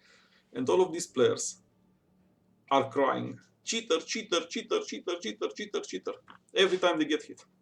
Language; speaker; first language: English; non-native, fluent; Romanian